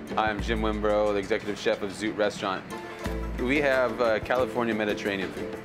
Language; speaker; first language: English; native; English